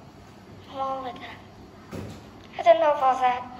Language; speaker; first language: English; non-native, learner; Vietnamese